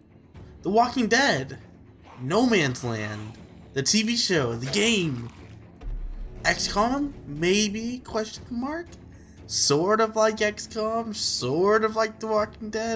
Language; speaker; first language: English; native; English